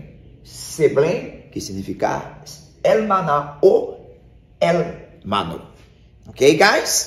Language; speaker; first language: Spanish; non-native, fluent; Haitian Creole